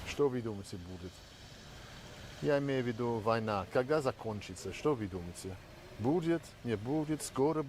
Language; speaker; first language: Russian; non-native, learner; English